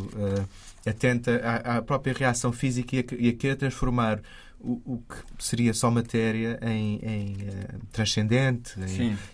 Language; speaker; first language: Portuguese; non-native, fluent; English